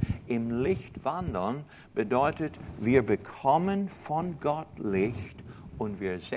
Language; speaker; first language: German; non-native, fluent; English